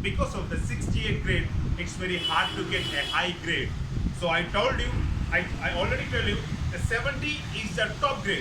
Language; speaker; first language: English; non-native, local second language; Malayalam